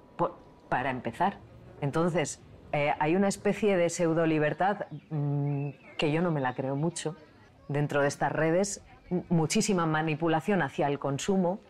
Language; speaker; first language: Spanish; non-native, local second language; Basque